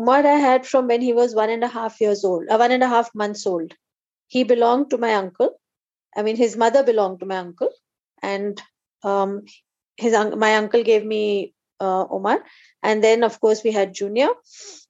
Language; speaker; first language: English; non-native, local second language; Hindi